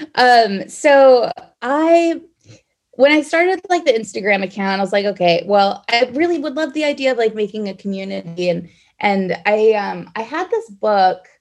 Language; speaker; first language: English; native; English